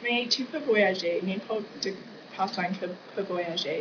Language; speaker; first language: French; non-native, learner; English